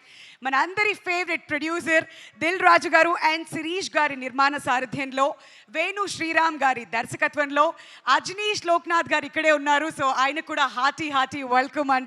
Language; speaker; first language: Telugu; native; Telugu